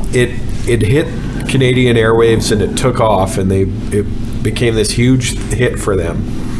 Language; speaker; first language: English; native; English